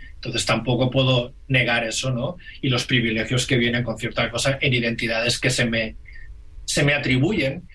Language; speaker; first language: Spanish; non-native, local second language; Catalan